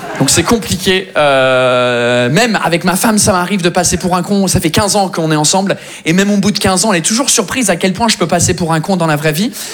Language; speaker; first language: French; non-native, fluent; English